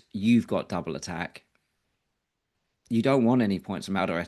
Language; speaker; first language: English; native; English